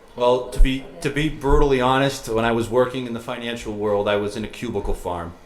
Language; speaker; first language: English; native; English